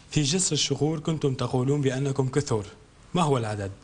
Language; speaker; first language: Arabic; native; Arabic